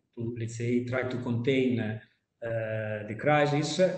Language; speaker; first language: English; non-native, fluent; Italian